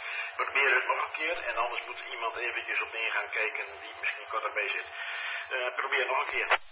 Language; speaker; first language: Dutch; native; Dutch